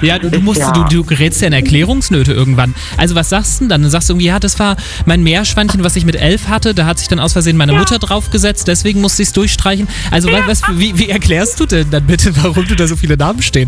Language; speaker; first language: German; native; German